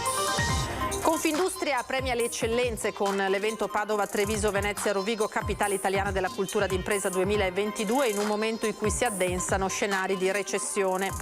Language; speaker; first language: Italian; native; Italian